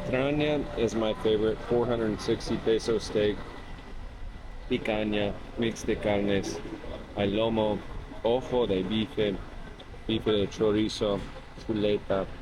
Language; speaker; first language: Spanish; non-native, learner; English